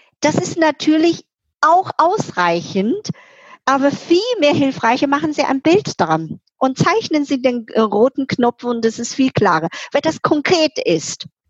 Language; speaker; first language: German; non-native, fluent; Chinese